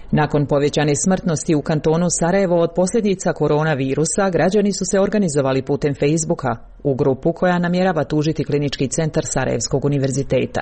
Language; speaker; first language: Serbian; native; Serbian